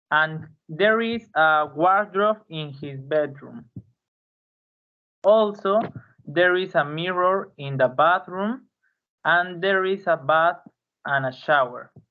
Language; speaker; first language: English; non-native, learner; Spanish